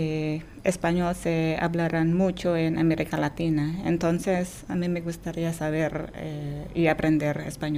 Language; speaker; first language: Spanish; non-native, fluent; Indonesian